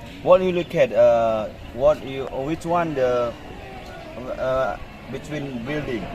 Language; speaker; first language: English; non-native, learner; Indonesian